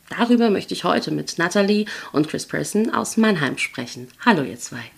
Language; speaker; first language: German; native; German